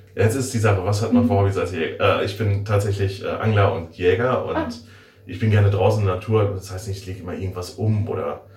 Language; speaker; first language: German; native; German